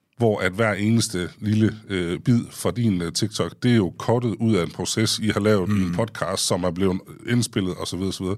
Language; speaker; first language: Danish; native; Danish